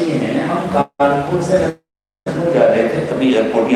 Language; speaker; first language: Urdu; native; Urdu